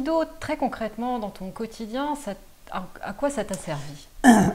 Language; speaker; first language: French; native; French